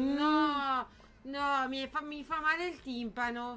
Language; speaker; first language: Italian; native; Italian